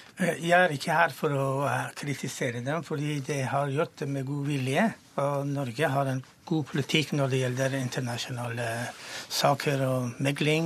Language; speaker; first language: Norwegian; non-native, fluent; Persian